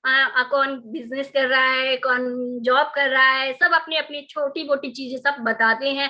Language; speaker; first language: Hindi; native; Hindi